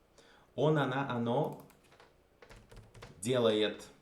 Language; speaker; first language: Russian; non-native, fluent; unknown